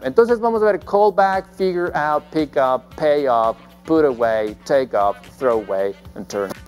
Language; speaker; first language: English; non-native, fluent; Spanish